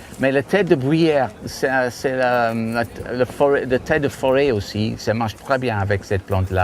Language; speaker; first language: French; non-native, fluent; English